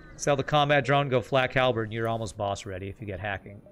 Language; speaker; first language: English; native; English